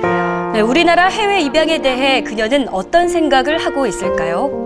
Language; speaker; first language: Korean; native; Korean